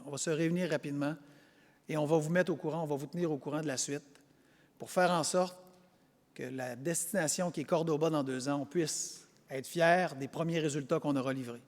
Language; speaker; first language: French; native; French